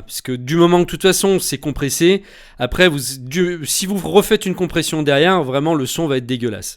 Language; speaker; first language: French; native; French